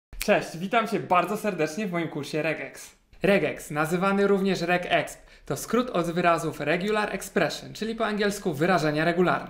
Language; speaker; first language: Polish; native; Polish